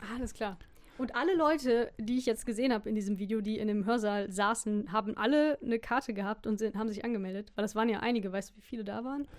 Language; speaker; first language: German; native; German